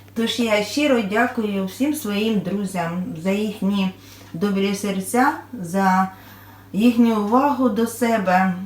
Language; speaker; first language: Ukrainian; native; Ukrainian